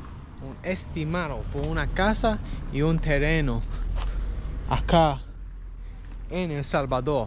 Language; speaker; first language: Spanish; non-native, learner; English